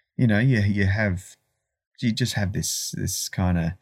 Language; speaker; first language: English; native; English